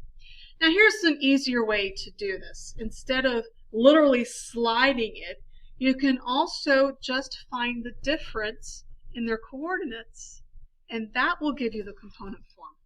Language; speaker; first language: English; native; English